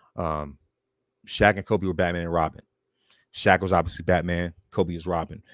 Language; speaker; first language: English; native; English